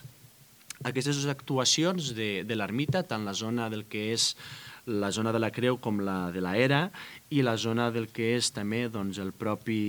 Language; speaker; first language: Catalan; native; Catalan